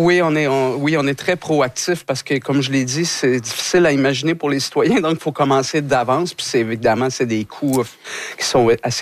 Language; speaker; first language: French; native; French